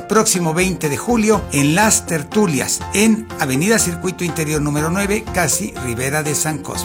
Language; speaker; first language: Spanish; native; Spanish